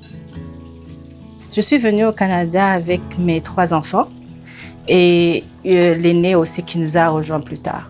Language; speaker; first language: French; non-native, local second language; Rundi